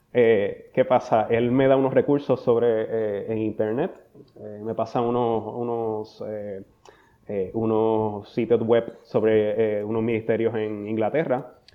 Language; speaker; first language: Spanish; native; Spanish